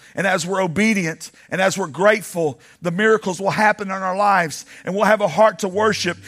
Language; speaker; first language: English; native; English